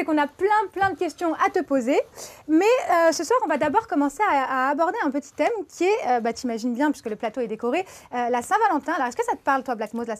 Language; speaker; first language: French; native; French